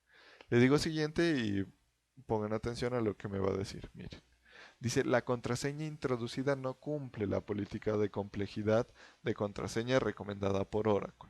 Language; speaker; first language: Spanish; native; Spanish